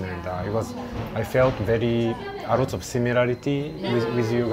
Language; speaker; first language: English; non-native, fluent; Japanese